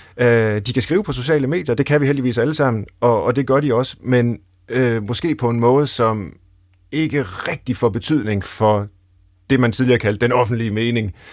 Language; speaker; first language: Danish; native; Danish